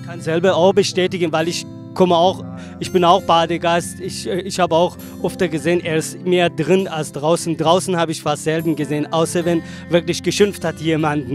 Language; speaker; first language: German; non-native, learner; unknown